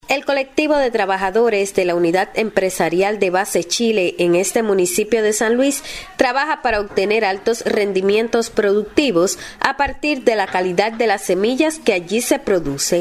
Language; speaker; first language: Spanish; native; Spanish